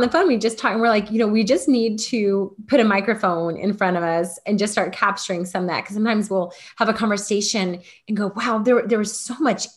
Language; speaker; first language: English; native; English